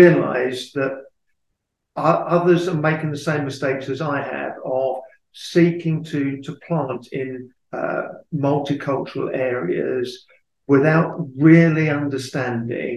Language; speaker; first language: English; native; English